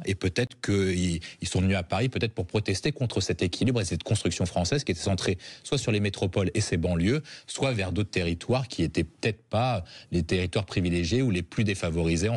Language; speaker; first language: French; native; French